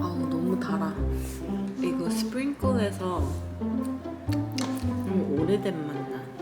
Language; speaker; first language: Korean; early bilingual, heritage; Korean